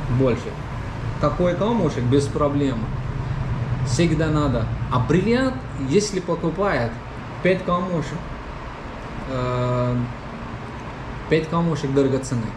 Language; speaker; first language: Russian; non-native, learner; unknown